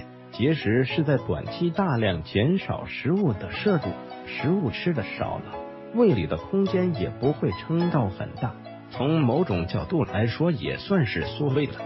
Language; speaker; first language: Chinese; native; Chinese